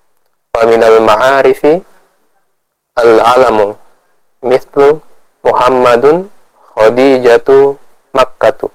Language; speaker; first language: Arabic; non-native, fluent; Indonesian